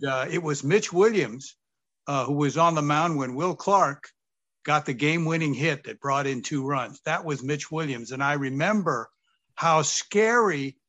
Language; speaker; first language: English; native; English